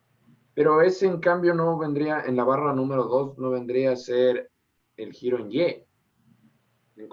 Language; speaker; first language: Spanish; native; Spanish